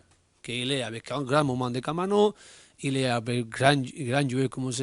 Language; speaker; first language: French; non-native, learner; Spanish